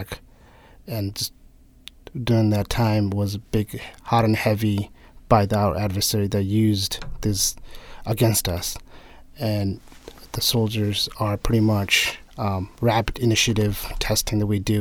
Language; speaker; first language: English; non-native, local second language; Nepali